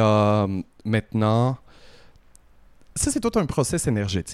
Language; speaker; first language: French; native; French